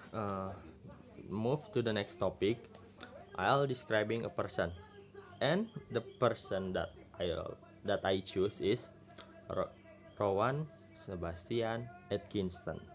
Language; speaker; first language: English; non-native, learner; Indonesian